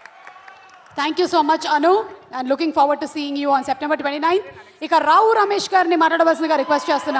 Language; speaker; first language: Telugu; native; Telugu